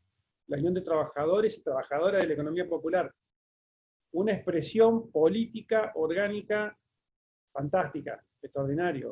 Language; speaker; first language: Spanish; native; Spanish